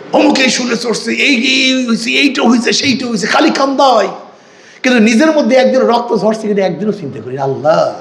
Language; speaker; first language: Bangla; native; Bangla